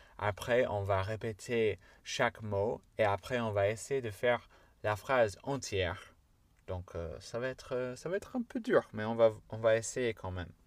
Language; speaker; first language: French; non-native, fluent; English